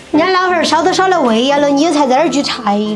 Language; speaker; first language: Chinese; native; Chinese